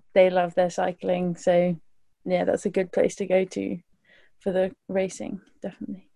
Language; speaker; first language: English; native; English